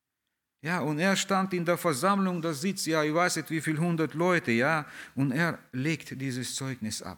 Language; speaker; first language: German; early bilingual, heritage; German